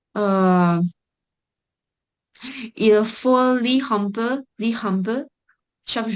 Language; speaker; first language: French; non-native, fluent; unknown